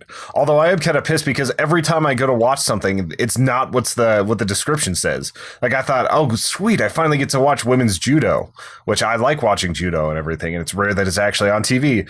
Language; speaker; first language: English; native; English